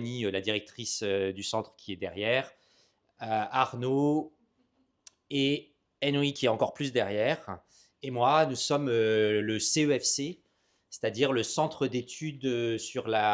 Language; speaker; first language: French; native; French